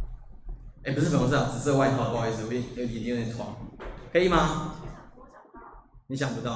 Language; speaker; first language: Chinese; native; Chinese